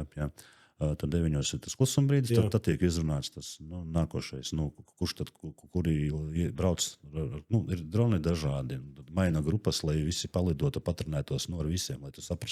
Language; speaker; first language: Latvian; native; Latvian